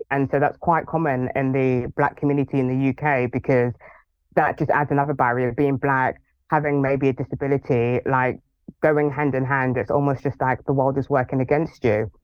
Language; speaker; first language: English; early bilingual, other home language; Yoruba